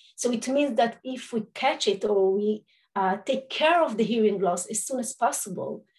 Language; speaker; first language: English; non-native, fluent; Hebrew